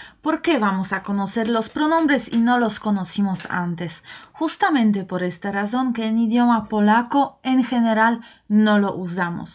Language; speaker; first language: Spanish; non-native, fluent; Polish